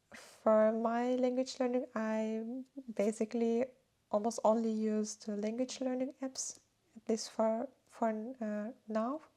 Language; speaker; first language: English; non-native, fluent; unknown